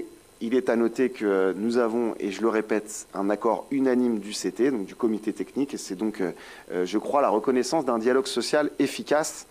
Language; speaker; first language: French; native; French